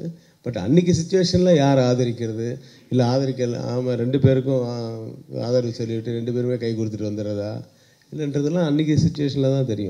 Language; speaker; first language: Tamil; native; Tamil